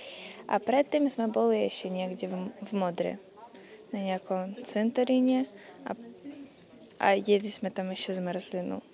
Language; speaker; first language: Slovak; non-native, learner; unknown